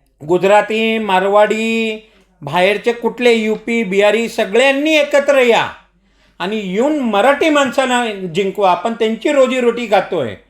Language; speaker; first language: Marathi; non-native, local second language; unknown